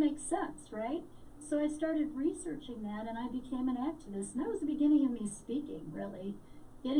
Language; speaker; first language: English; native; English